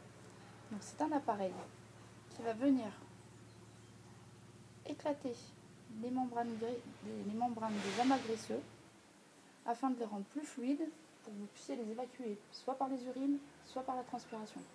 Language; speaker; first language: French; native; French